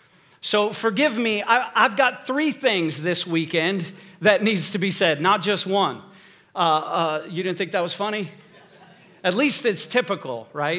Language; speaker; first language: English; native; English